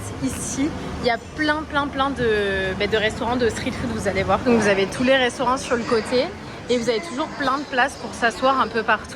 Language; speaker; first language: French; native; French